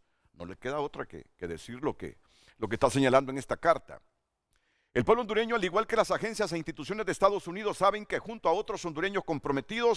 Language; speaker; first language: Spanish; native; Spanish